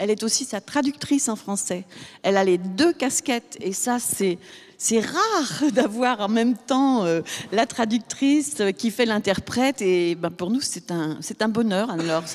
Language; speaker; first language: French; native; French